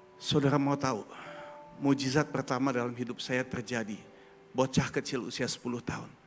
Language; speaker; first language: Indonesian; early bilingual, heritage; German